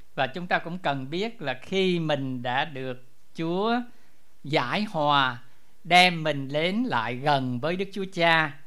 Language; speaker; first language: Vietnamese; native; Vietnamese